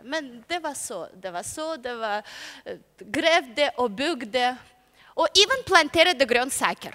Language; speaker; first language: Swedish; non-native, learner; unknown